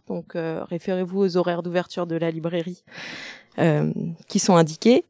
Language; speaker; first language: French; native; French